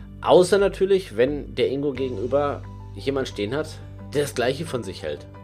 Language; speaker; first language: German; native; German